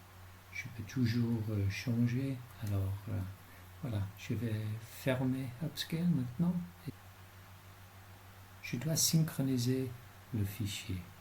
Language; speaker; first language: French; non-native, fluent; English